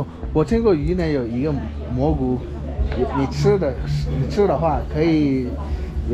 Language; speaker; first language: Chinese; non-native, fluent; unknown